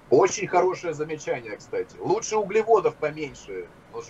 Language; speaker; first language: Russian; native; Russian